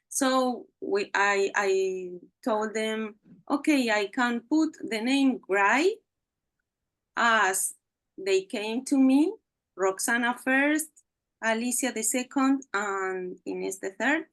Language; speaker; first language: English; non-native, learner; Spanish